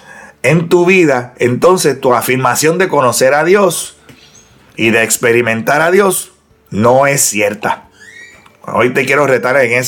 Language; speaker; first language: Spanish; native; Spanish